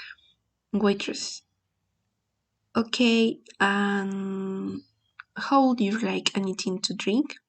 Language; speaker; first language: English; non-native, learner; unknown